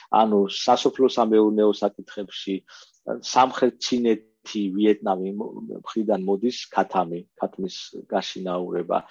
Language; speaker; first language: Georgian; native; Georgian